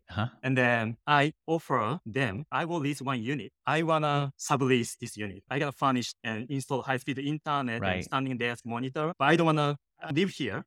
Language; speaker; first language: English; non-native, fluent; Japanese